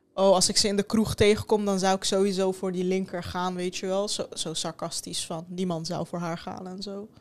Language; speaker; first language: Dutch; early bilingual, other home language; Turkish